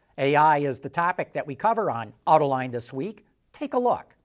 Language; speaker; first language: English; native; English